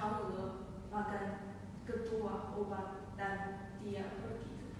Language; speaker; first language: Indonesian; non-native, learner; Chinese